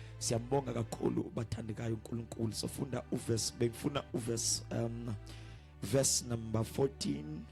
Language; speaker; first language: Zulu; non-native, local second language; Xhosa